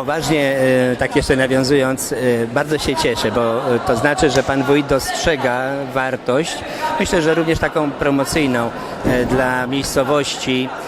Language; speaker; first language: Polish; native; Polish